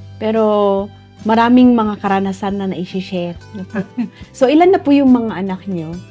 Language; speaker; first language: Filipino; native; Filipino